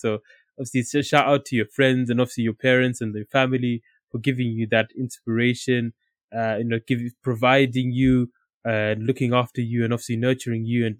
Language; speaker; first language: English; non-native, local second language; Shona